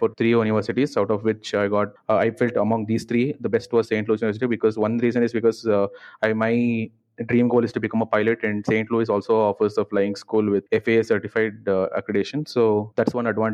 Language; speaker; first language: English; non-native, local second language; Kannada